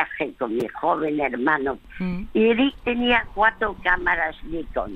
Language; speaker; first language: Spanish; early bilingual, other home language; French